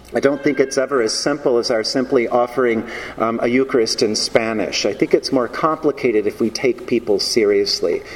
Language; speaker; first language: English; native; English